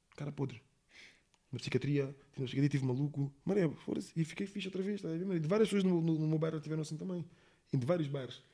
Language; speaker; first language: Portuguese; early bilingual, heritage; English